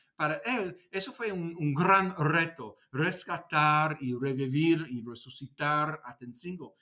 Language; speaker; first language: Spanish; non-native, fluent; English